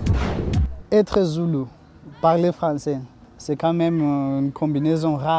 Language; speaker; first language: French; non-native, fluent; Zulu